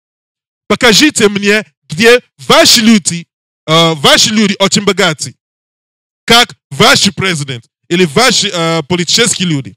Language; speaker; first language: Russian; non-native, learner; English